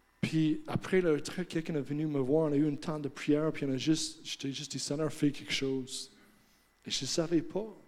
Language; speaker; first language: French; non-native, fluent; English